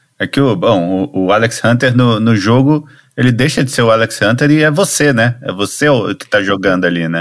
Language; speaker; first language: Portuguese; native; Portuguese